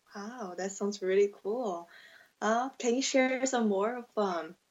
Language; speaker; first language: English; non-native, fluent; Chinese